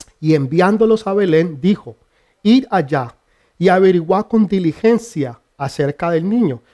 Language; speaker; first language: Spanish; early bilingual, heritage; Spanish